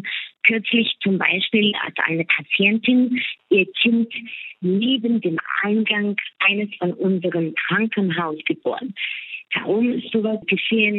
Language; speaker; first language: German; non-native, fluent; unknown